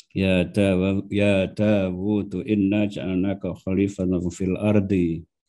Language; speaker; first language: Indonesian; non-native, local second language; Javanese